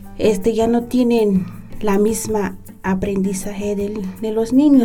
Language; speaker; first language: Spanish; non-native, local second language; Tzeltal